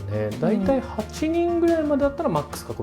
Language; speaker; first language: Japanese; native; Japanese